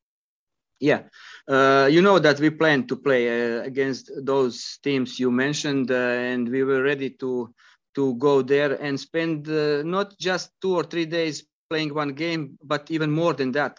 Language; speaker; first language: English; non-native, fluent; Croatian